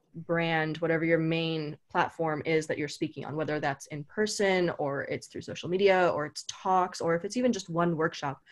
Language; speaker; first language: English; native; English